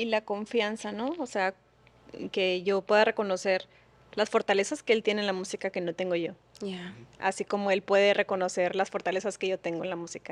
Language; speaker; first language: Spanish; native; Spanish